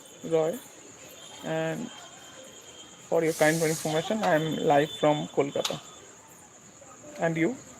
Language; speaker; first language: English; non-native, local second language; Bangla